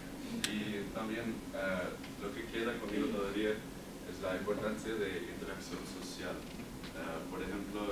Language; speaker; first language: Spanish; non-native, learner; English